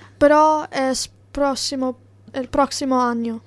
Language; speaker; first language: Spanish; non-native, learner; Italian